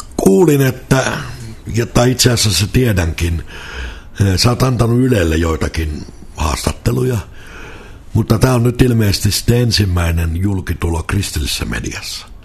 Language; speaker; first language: Finnish; native; Finnish